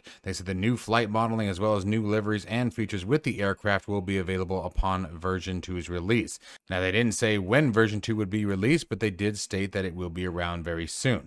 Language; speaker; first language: English; native; English